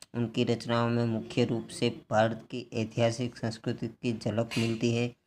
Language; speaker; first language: Hindi; non-native, local second language; Gujarati